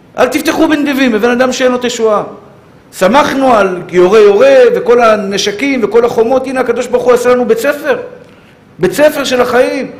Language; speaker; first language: Hebrew; native; Hebrew